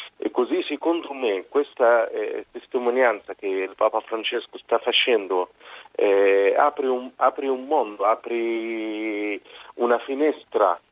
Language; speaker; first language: Italian; non-native, fluent; Arabic